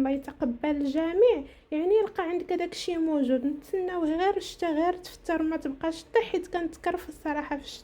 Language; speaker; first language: Arabic; native; Arabic